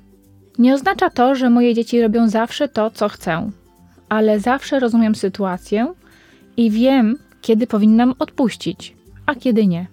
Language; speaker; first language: Polish; native; Polish